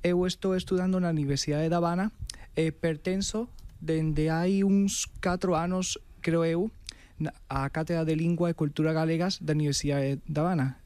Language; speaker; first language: Galician; non-native, fluent; Spanish